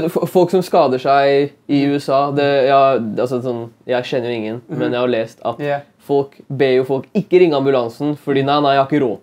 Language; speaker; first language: Norwegian; native; Norwegian